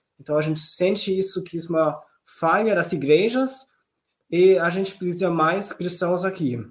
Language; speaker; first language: Portuguese; non-native, fluent; German